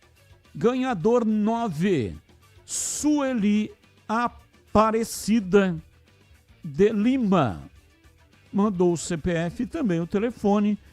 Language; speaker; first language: Portuguese; native; Portuguese